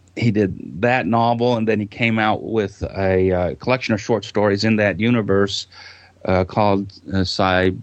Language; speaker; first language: English; native; English